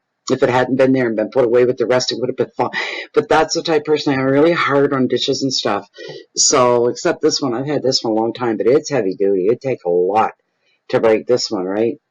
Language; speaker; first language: English; native; English